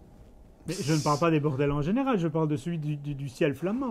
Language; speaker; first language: French; native; French